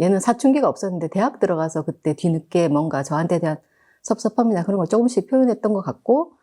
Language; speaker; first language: Korean; native; Korean